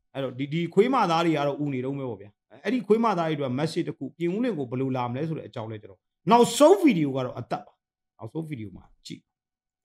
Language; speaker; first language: Burmese; non-native, local second language; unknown